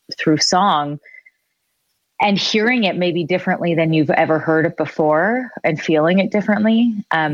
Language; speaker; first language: English; native; English